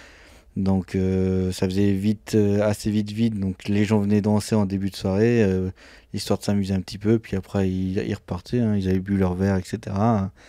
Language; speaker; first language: French; native; French